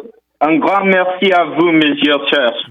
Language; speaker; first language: French; early bilingual, heritage; English